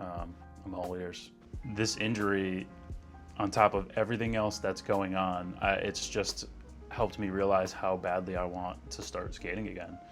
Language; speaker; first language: English; native; English